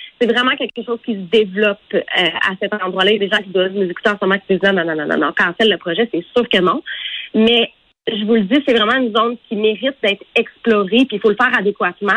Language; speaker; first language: French; native; French